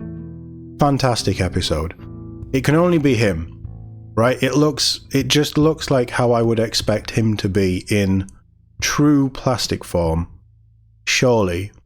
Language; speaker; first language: English; native; English